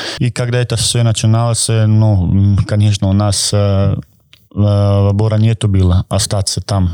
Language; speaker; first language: Russian; non-native, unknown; Croatian